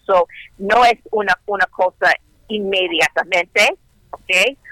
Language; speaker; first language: Spanish; non-native, learner; English